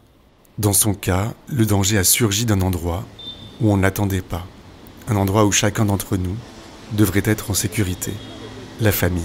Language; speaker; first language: French; native; French